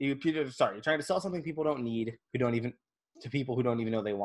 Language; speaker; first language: English; native; English